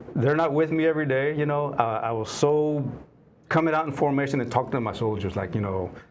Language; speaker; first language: English; native; English